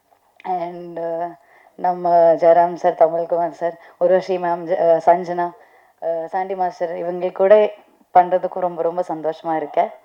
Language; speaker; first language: Tamil; non-native, fluent; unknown